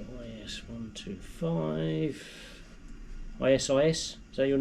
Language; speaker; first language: English; native; English